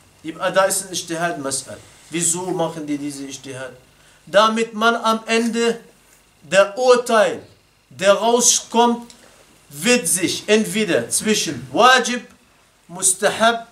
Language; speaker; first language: German; non-native, fluent; Arabic